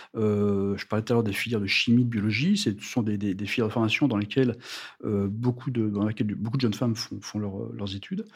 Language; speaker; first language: French; native; French